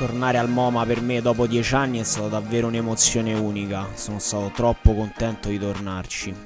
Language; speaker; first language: Italian; native; Italian